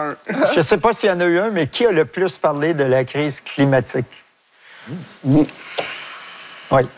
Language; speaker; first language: French; native; French